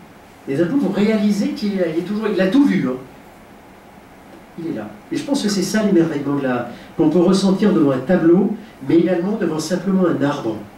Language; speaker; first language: French; native; French